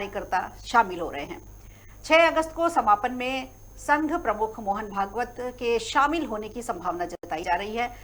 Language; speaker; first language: Hindi; native; Hindi